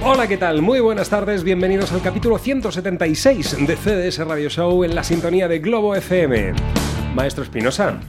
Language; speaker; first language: Spanish; native; Spanish